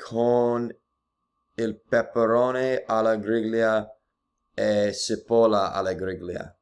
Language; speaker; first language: Italian; non-native, learner; English